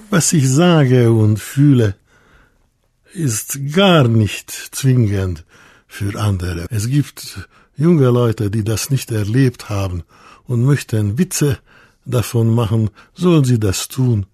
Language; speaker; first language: German; non-native, fluent; Hungarian